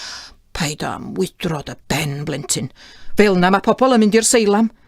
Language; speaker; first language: Welsh; native; Welsh